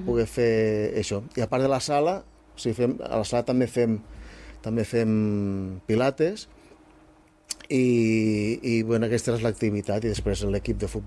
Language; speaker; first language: Catalan; native; Catalan